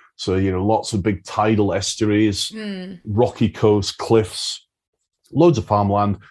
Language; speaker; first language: English; native; English